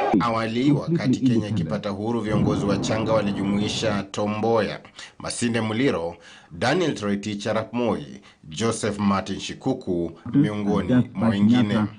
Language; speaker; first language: Swahili; native; Swahili